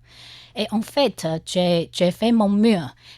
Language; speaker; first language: French; non-native, learner; Chinese